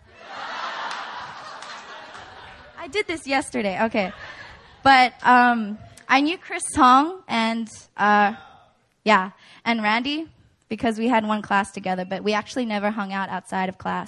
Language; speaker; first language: English; native; English